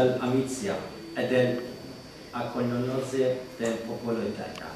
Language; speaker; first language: Italian; non-native, learner; Turkish